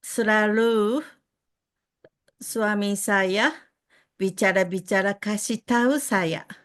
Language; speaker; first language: Indonesian; non-native, learner; Japanese